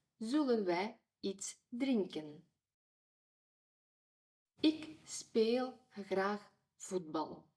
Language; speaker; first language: Dutch; non-native, fluent; Ukrainian